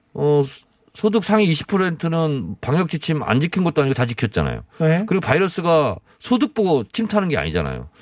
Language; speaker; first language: Korean; native; Korean